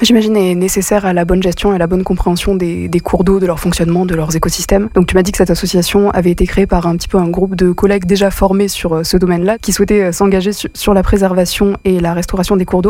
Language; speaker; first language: French; native; French